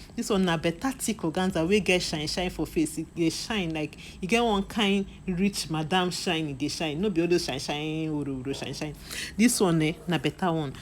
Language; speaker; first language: Nigerian Pidgin; non-native, local second language; Igbo